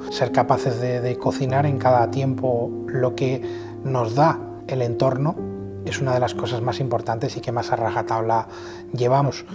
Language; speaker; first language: Spanish; native; Spanish